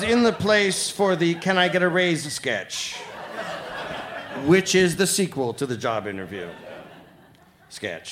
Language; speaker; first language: English; native; English